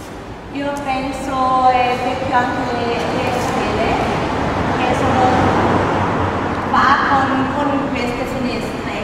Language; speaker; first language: Italian; non-native, learner; German